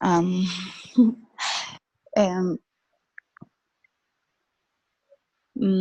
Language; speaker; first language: English; non-native, learner; Spanish